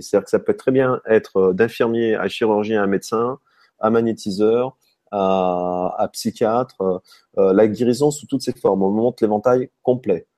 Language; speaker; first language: French; native; French